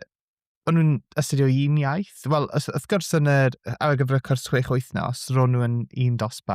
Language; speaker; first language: Welsh; native; Welsh